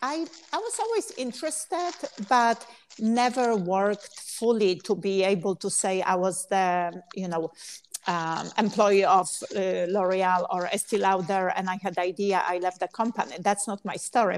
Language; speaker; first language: English; non-native, fluent; Polish